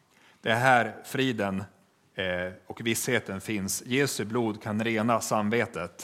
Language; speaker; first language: Swedish; native; Swedish